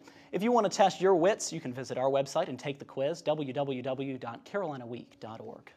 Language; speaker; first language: English; native; English